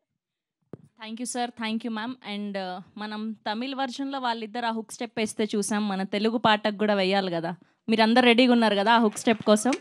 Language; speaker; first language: Telugu; native; Telugu